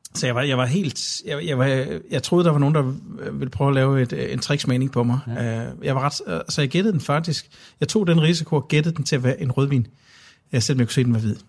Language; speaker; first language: Danish; native; Danish